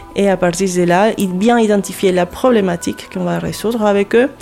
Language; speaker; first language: French; non-native, fluent; Spanish